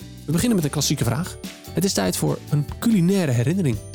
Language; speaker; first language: Dutch; native; Dutch